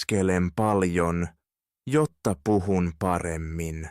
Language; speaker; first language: Finnish; non-native, fluent; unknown